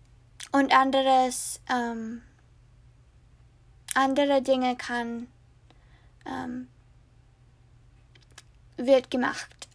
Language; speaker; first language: German; non-native, learner; English